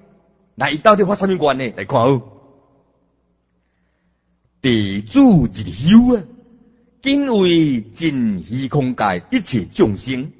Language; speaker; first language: Chinese; non-native, local second language; Min Nan Chinese